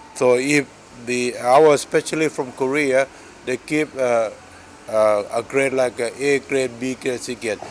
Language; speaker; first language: English; non-native, fluent; Thai